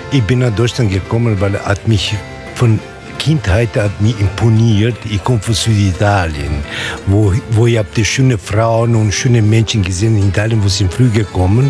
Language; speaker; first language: German; non-native, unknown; Italian